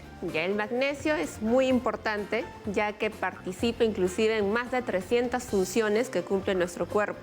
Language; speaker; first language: Spanish; native; Spanish